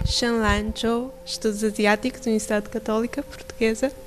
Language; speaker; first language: Portuguese; non-native, fluent; Chinese